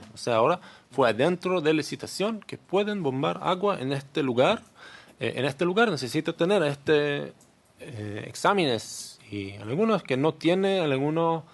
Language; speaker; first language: Spanish; non-native, learner; Hebrew